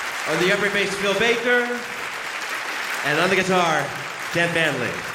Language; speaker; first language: English; native; English